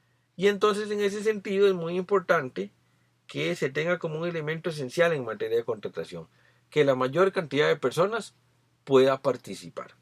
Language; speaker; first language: Spanish; native; Spanish